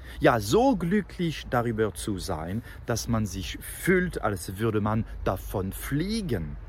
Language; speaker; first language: German; non-native, fluent; French